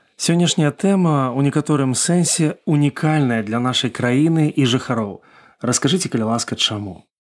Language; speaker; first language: Belarusian; native; Belarusian